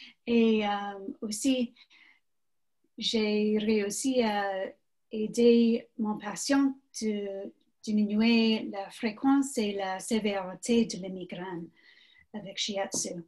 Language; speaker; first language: French; non-native, learner; English